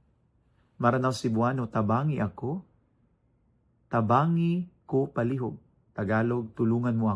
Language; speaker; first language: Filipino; non-native, local second language; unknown